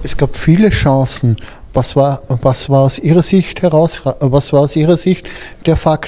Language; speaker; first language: German; native; German